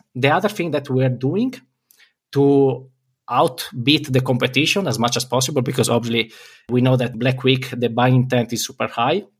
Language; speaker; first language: English; non-native, fluent; Italian